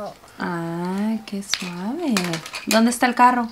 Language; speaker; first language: Spanish; early bilingual, heritage; Spanish